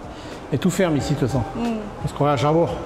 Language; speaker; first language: French; native; French